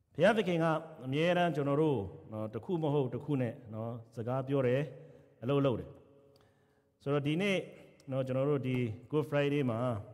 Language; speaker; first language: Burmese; non-native, local second language; Kachin